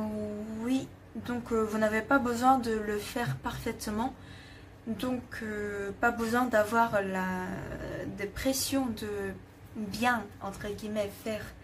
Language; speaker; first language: French; non-native, fluent; Korean